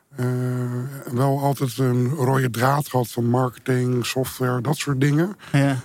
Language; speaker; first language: Dutch; native; Dutch